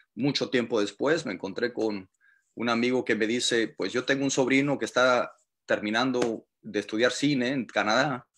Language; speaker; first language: Spanish; native; Spanish